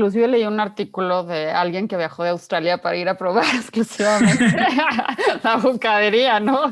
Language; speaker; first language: Spanish; native; Spanish